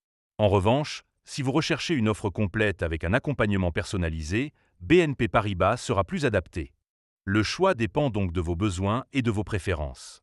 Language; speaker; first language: French; native; French